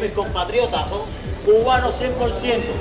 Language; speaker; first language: Spanish; native; Spanish